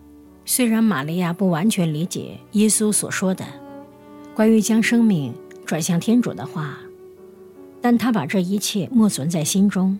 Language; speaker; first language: Chinese; native; Chinese